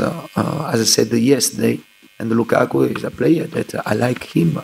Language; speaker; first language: English; non-native, learner; Italian